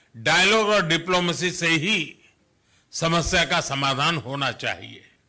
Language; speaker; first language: Hindi; non-native, local second language; Gujarati